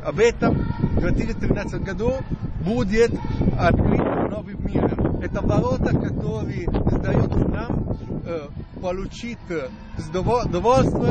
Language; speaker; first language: Russian; non-native, learner; Italian